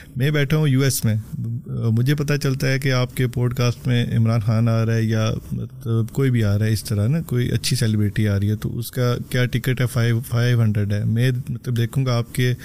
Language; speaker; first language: Urdu; non-native, local second language; Punjabi